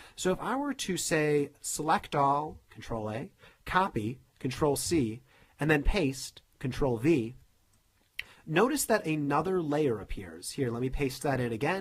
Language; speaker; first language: English; native; English